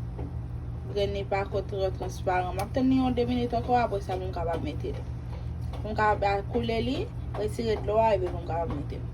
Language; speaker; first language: French; non-native, learner; Haitian Creole